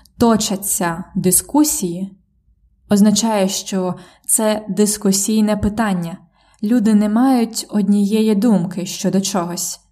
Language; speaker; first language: Ukrainian; native; Ukrainian